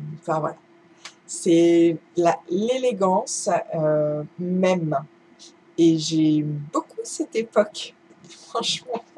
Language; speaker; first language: French; native; French